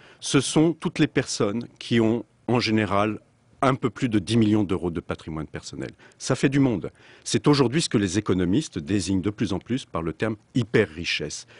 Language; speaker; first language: French; native; French